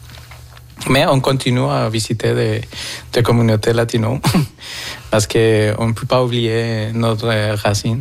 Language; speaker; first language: French; non-native, fluent; Spanish